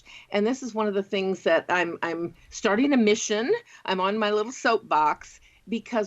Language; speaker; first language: English; native; English